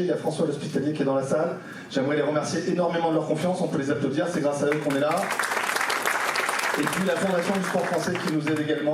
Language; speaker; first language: French; native; French